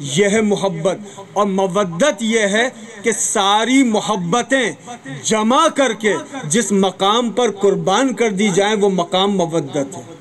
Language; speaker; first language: Urdu; native; Urdu